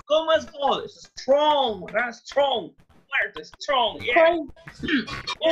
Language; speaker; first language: Spanish; native; Spanish